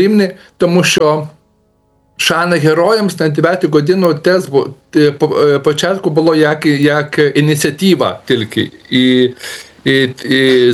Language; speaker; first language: Ukrainian; non-native, learner; Lithuanian